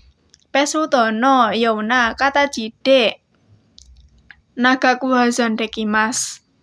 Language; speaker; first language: Japanese; non-native, learner; Indonesian